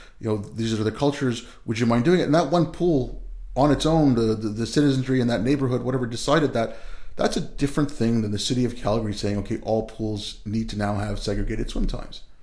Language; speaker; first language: English; early bilingual, other home language; Urdu